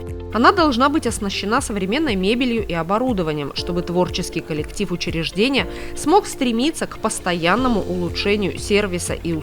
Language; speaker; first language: Russian; native; Russian